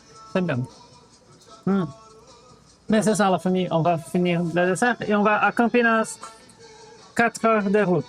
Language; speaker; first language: French; non-native, fluent; Portuguese